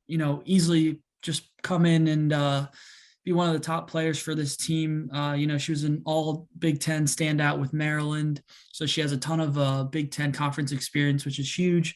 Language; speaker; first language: English; native; English